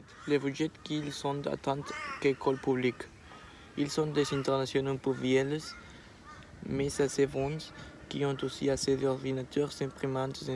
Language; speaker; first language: French; non-native, learner; Spanish